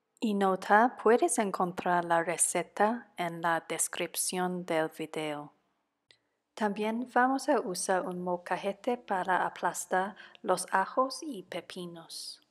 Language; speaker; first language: Spanish; non-native, fluent; Cantonese